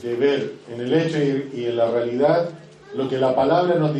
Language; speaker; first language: Spanish; native; Spanish